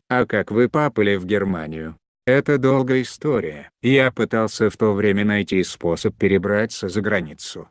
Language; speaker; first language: Russian; non-native, local second language; Chechen